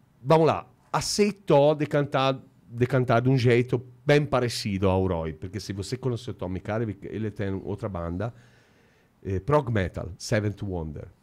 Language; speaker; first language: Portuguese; non-native, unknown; Italian